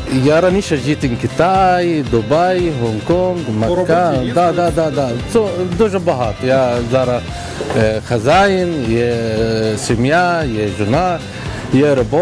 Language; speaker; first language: Ukrainian; non-native, learner; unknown